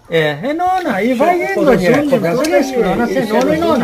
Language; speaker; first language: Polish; early bilingual, heritage; Polish